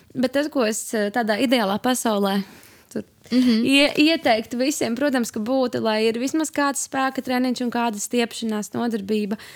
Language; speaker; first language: Latvian; native; Latvian